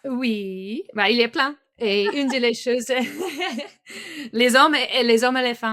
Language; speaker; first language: French; non-native, fluent; English